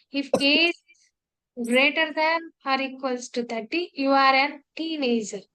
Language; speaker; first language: English; non-native, local second language; Telugu